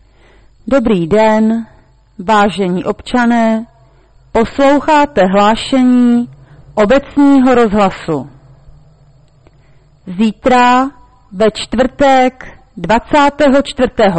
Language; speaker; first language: Czech; native; Czech